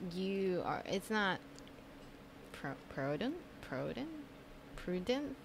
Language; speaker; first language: English; non-native, fluent; Spanish